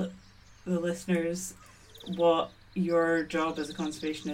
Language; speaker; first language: English; native; English